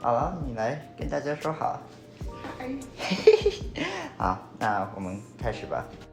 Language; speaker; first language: Chinese; early bilingual, heritage; English